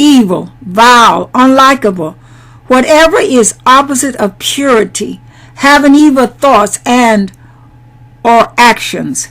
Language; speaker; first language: English; native; English